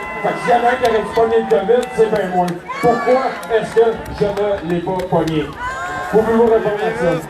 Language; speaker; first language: French; native; French